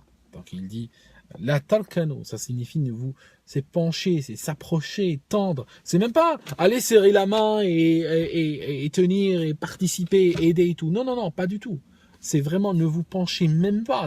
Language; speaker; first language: French; native; French